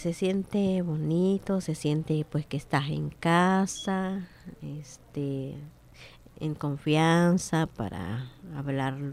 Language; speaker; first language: Spanish; non-native, local second language; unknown